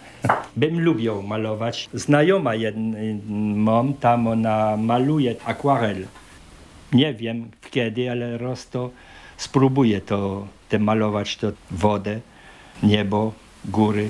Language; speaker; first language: Polish; early bilingual, heritage; French